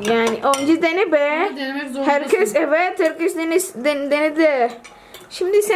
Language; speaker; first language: Turkish; non-native, learner; Indonesian